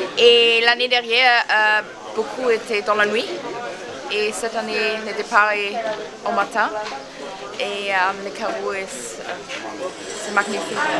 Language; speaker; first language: French; non-native, learner; English